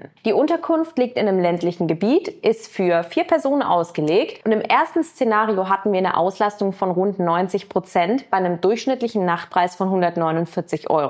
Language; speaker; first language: German; native; German